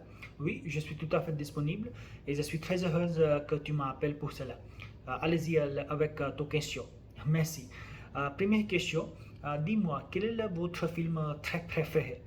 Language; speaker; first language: French; non-native, learner; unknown